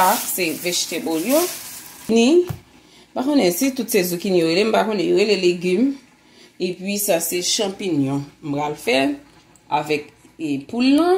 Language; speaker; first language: French; non-native, learner; Haitian Creole